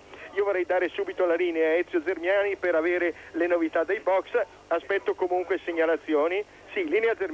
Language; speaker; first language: Italian; native; Italian